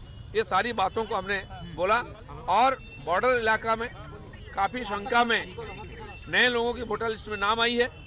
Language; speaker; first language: Hindi; non-native, local second language; Bangla